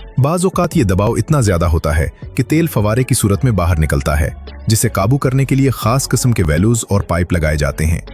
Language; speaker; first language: Urdu; native; Urdu